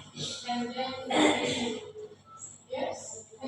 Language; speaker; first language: English; non-native, learner; Indonesian